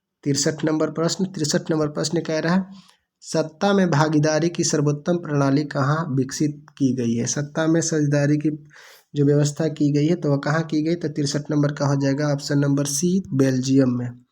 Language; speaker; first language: Hindi; non-native, local second language; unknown